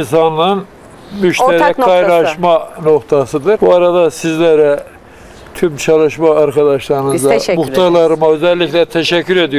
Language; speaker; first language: Turkish; native; Turkish